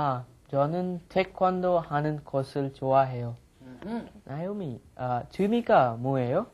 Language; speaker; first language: Korean; non-native, learner; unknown